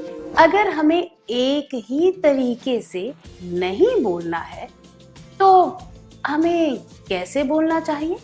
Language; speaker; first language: Hindi; native; Hindi